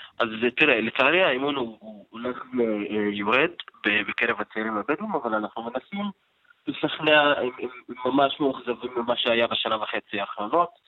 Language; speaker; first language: Hebrew; non-native, local second language; Arabic